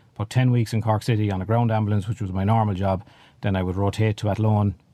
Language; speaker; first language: English; native; English